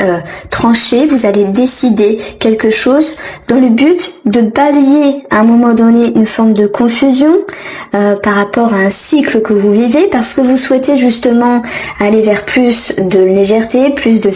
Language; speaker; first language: French; native; French